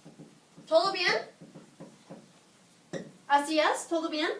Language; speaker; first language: Spanish; non-native, fluent; English